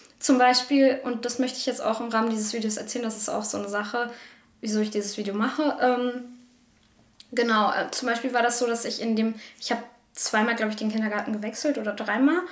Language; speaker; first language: German; native; German